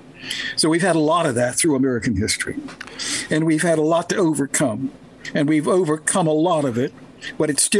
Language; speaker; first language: English; native; English